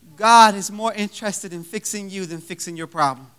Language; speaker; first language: English; native; English